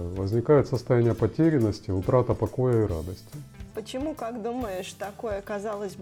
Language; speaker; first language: Russian; native; Russian